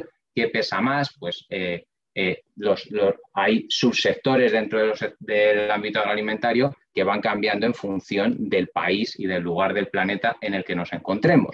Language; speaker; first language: Spanish; native; Spanish